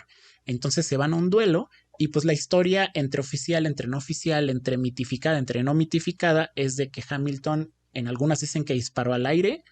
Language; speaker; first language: Spanish; native; Spanish